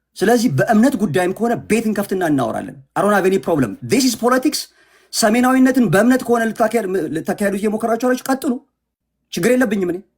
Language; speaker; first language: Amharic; native; Amharic